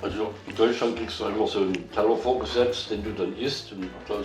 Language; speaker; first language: German; native; German